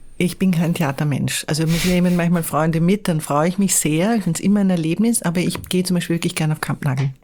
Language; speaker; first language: German; native; German